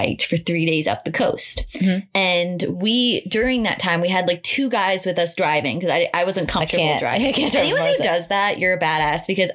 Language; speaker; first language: English; native; English